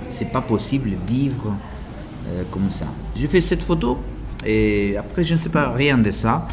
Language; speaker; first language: French; non-native, learner; Italian